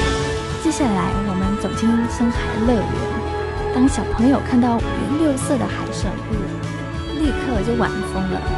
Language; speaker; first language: Chinese; non-native, fluent; Polish